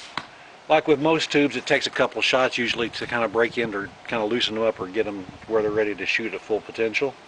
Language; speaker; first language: English; native; English